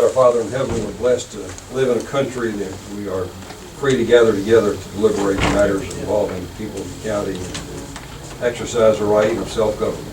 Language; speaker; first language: English; native; English